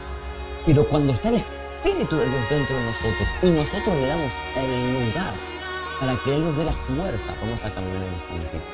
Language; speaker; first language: Spanish; native; Spanish